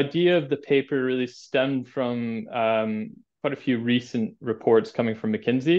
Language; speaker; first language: English; native; English